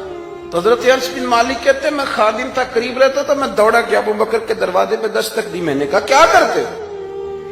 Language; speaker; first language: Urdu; non-native, local second language; Punjabi